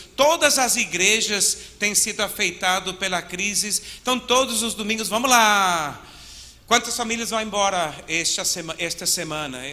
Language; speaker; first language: Portuguese; non-native, fluent; English